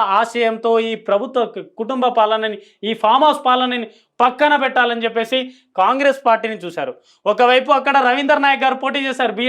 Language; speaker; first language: Telugu; non-native, local second language; Lambadi